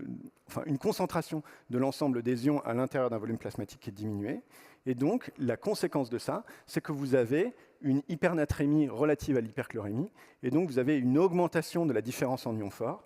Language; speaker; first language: French; native; French